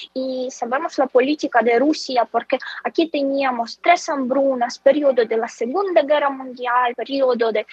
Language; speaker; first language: Spanish; non-native, fluent; Ukrainian